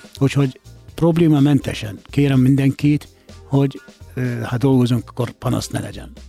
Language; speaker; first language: Hungarian; non-native, fluent; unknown